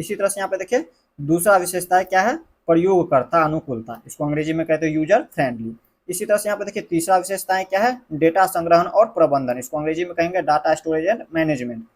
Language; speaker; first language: Hindi; native; Hindi